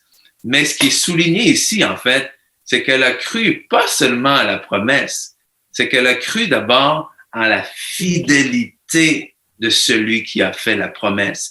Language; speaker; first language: French; native; French